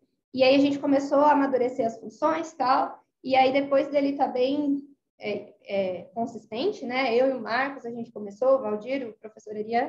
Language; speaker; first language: Portuguese; native; Portuguese